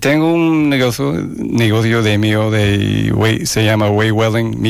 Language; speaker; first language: Spanish; non-native, fluent; English